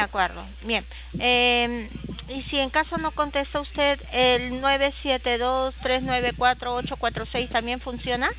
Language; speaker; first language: Spanish; native; Spanish